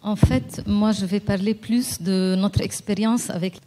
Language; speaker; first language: French; non-native, local second language; Arabic